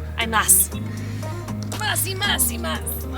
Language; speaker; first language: Spanish; non-native, learner; English